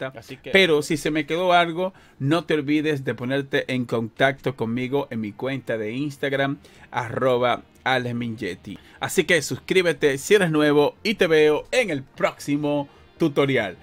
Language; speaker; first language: Spanish; native; Spanish